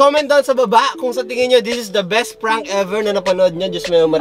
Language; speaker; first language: Filipino; native; Filipino